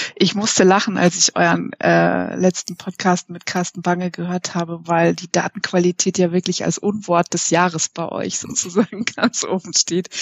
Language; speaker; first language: German; native; German